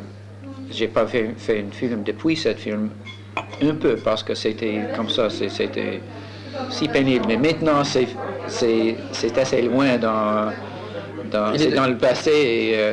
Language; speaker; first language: French; non-native, fluent; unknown